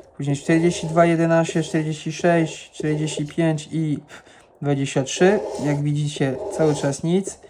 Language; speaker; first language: Polish; non-native, fluent; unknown